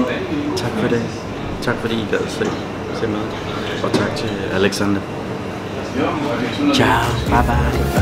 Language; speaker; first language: Danish; early bilingual, other home language; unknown